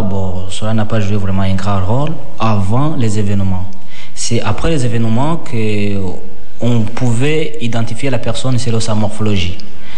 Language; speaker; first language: French; non-native, local second language; Kinyarwanda